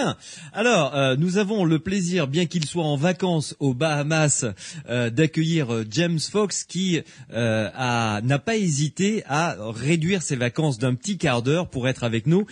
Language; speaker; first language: French; native; French